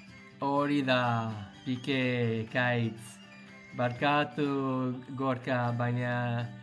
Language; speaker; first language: Basque; non-native, learner; English